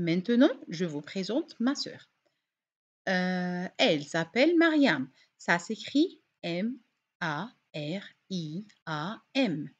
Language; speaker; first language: French; non-native, fluent; Arabic